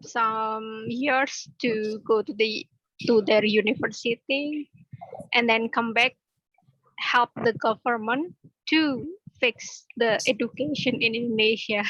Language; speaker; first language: English; non-native, learner; Indonesian